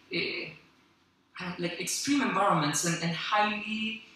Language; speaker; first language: English; non-native, fluent; Spanish